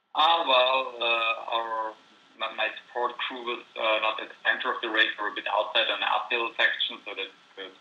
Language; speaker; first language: English; non-native, fluent; German